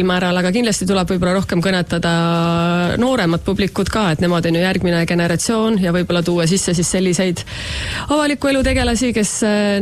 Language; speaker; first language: Estonian; native; Estonian